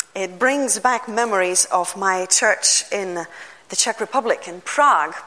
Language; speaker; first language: English; non-native, fluent; Lithuanian